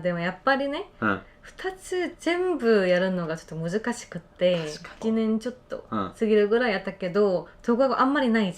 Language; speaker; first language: Japanese; non-native, fluent; Korean